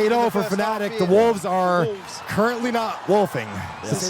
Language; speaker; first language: English; native; English